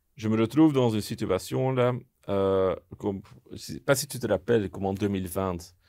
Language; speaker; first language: French; non-native, local second language; Dutch